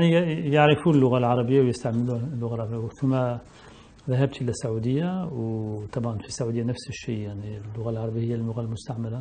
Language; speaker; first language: Arabic; non-native, fluent; French